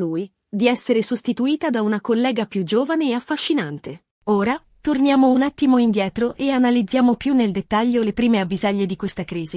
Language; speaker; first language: Italian; native; Italian